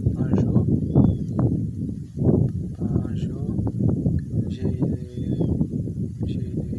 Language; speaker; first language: French; non-native, learner; Portuguese